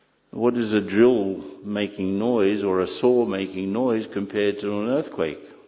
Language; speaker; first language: English; native; English